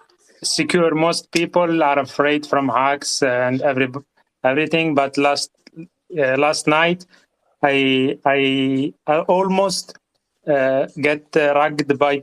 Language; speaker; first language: English; non-native, learner; Italian